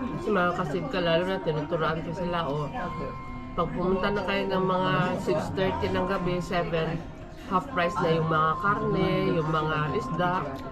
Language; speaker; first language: Filipino; native; Filipino